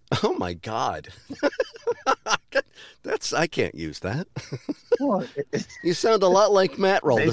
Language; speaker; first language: English; native; English